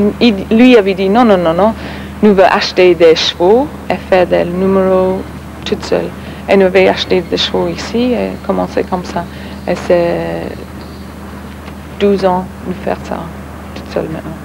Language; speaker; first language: French; non-native, learner; English